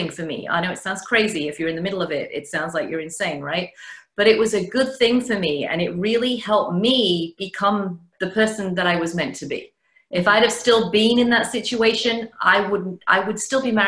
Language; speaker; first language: English; native; English